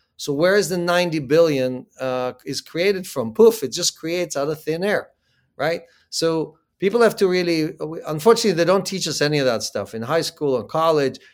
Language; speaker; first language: English; early bilingual, other home language; Ukrainian